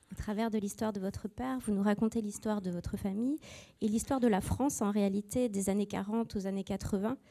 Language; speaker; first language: French; native; French